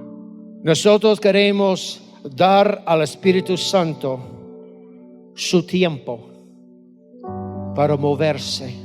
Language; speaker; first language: Spanish; non-native, fluent; English